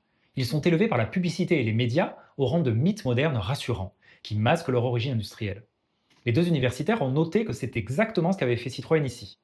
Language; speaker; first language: French; native; French